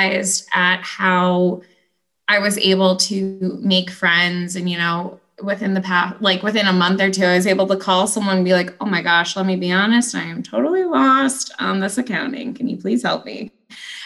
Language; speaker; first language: English; native; English